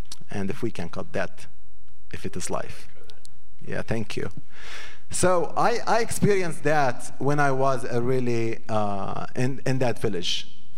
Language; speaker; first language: English; non-native, fluent; Arabic